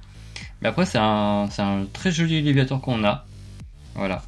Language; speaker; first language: French; native; French